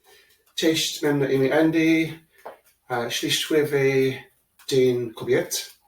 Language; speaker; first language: Polish; non-native, learner; English